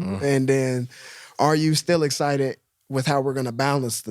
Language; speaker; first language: English; native; English